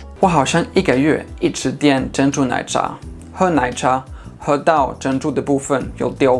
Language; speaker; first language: Chinese; non-native, fluent; Swedish